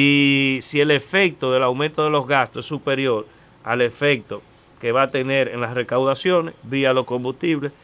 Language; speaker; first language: Spanish; native; Spanish